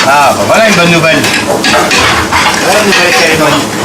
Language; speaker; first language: French; native; French